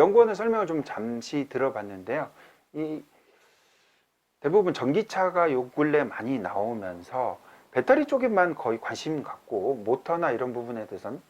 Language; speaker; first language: Korean; native; Korean